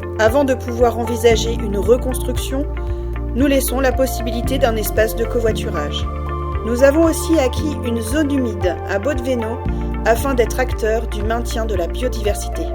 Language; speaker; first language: French; native; French